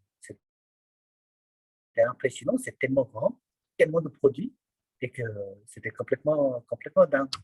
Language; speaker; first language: French; non-native, fluent; Nepali